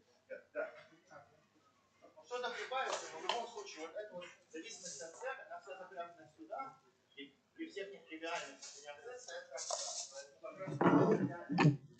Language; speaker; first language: Russian; native; Russian